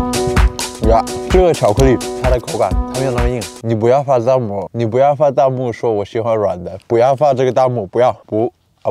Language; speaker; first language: Chinese; non-native, fluent; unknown